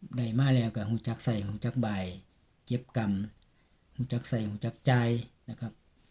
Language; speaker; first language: Thai; native; Thai